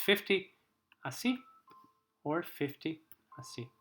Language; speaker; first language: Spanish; non-native, fluent; English